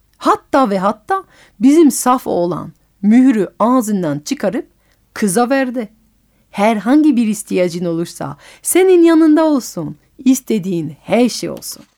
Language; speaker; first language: Turkish; non-native, fluent; French